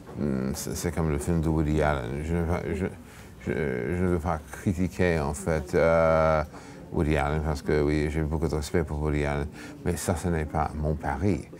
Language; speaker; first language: French; non-native, fluent; English